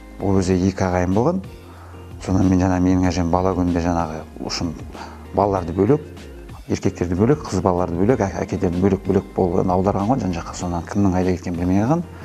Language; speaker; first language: Kazakh; non-native, local second language; Russian